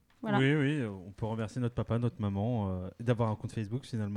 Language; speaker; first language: French; native; French